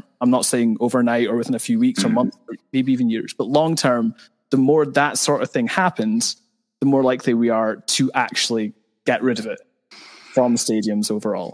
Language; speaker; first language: English; native; English